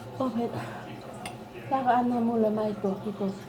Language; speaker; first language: Finnish; non-native, learner; Thai